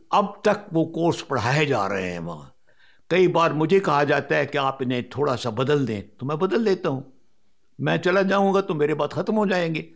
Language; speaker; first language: Urdu; non-native, local second language; Punjabi